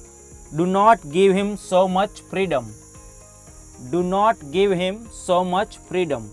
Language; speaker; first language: English; non-native, fluent; Hindi